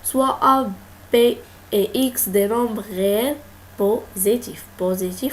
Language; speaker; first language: French; non-native, local second language; Arabic